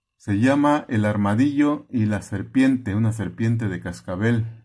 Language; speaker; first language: Spanish; native; Spanish